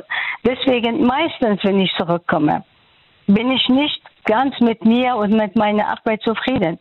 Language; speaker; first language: German; non-native, fluent; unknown